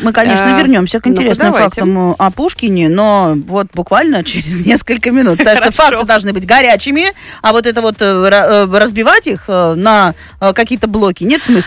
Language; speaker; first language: Russian; native; Russian